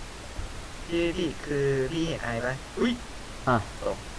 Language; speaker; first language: Thai; native; Thai